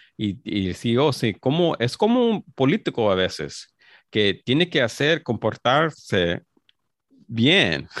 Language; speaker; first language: Spanish; early bilingual, heritage; Spanish